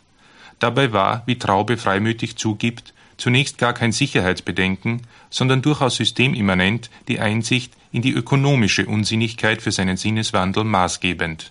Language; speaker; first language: German; native; German